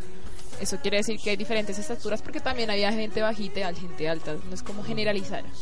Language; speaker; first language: Spanish; native; Spanish